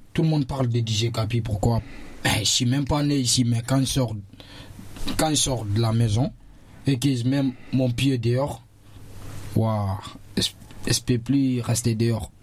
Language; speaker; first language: French; non-native, local second language; Susu